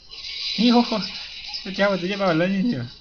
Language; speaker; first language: Chinese; native; Chinese